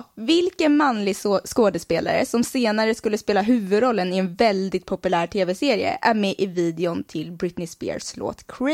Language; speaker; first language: Swedish; native; Swedish